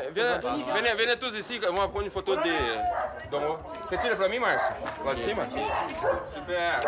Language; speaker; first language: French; non-native, fluent; Portuguese